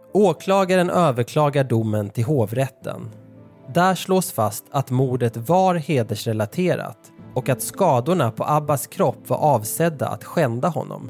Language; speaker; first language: Swedish; native; Swedish